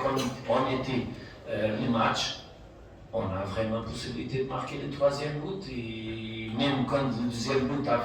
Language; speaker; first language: French; non-native, fluent; Portuguese